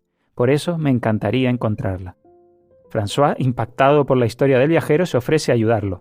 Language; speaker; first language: Spanish; native; Spanish